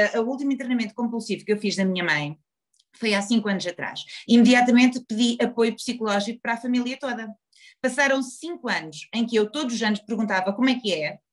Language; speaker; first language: Portuguese; native; Portuguese